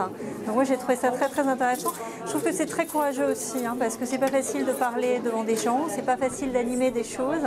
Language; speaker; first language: French; native; French